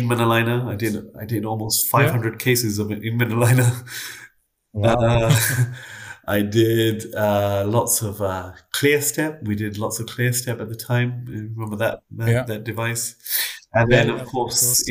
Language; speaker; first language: English; native; English